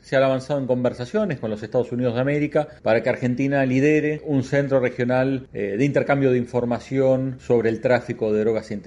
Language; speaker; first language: Spanish; native; Spanish